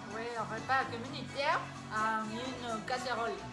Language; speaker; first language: French; non-native, learner; Spanish